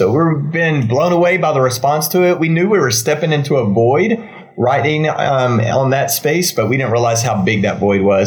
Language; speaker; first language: English; native; English